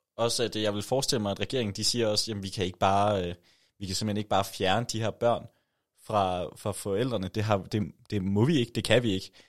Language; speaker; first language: Danish; native; Danish